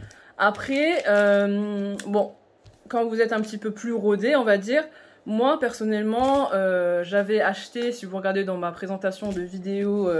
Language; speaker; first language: French; native; French